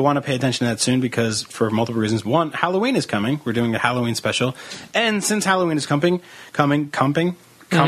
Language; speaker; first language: English; early bilingual, other home language; Italian